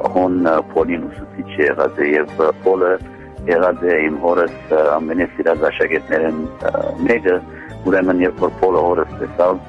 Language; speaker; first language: Armenian; early bilingual, heritage; Armenian